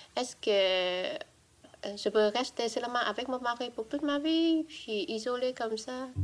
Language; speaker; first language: French; non-native, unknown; Vietnamese